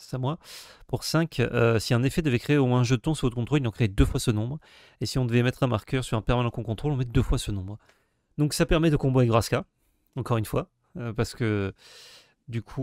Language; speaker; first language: French; native; French